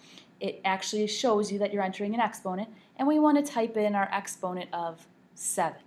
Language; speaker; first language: English; native; English